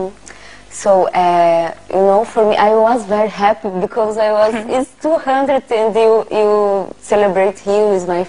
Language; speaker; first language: English; non-native, learner; Portuguese